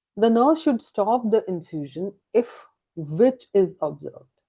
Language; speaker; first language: English; non-native, local second language; Punjabi